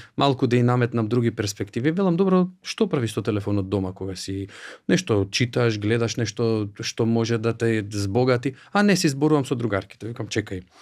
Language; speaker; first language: Macedonian; native; Macedonian